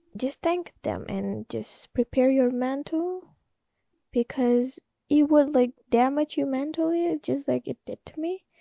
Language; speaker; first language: English; non-native, learner; Indonesian